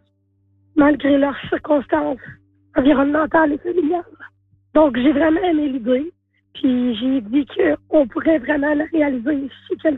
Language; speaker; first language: French; native; French